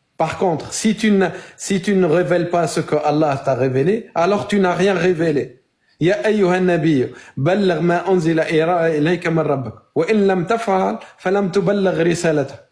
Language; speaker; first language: French; non-native, local second language; Arabic